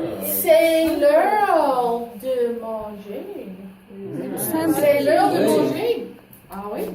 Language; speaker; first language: French; non-native, fluent; English